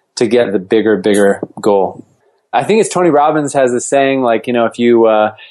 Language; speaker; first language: English; native; English